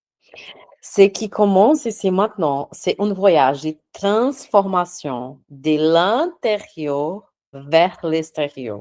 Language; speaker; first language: French; non-native, fluent; Portuguese